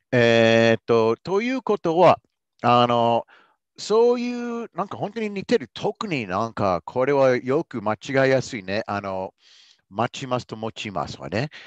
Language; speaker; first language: Japanese; non-native, fluent; English